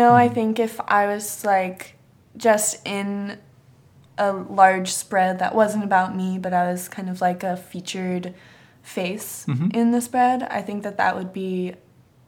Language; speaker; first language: English; native; English